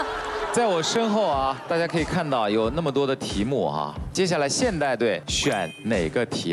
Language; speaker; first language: Chinese; native; Chinese